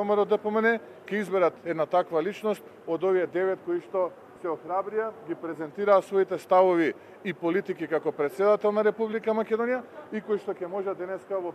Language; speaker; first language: Macedonian; native; Macedonian